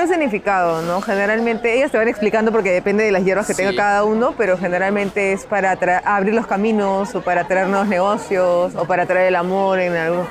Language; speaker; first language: Spanish; native; Spanish